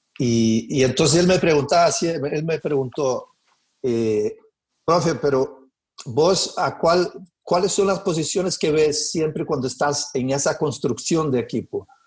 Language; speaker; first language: Spanish; native; Spanish